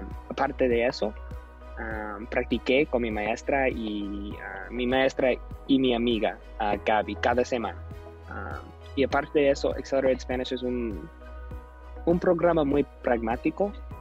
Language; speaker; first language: Spanish; non-native, learner; English